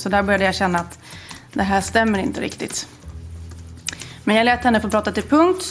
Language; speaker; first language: Swedish; native; Swedish